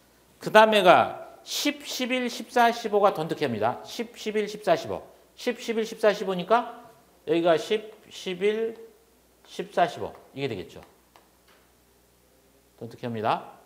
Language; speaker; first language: Korean; native; Korean